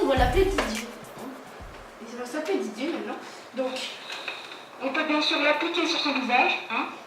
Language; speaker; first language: French; native; French